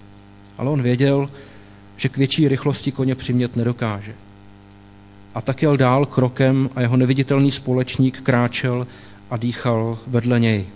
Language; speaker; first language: Czech; native; Czech